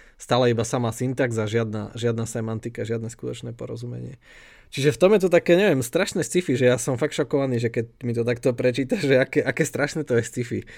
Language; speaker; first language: Slovak; native; Slovak